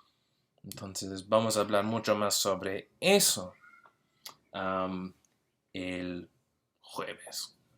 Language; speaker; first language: Spanish; early bilingual, heritage; Spanish